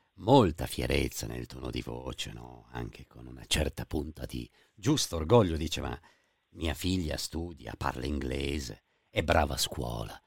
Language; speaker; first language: Italian; native; Italian